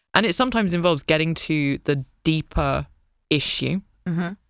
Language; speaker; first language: English; native; English